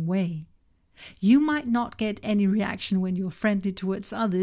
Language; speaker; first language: English; non-native, fluent; Danish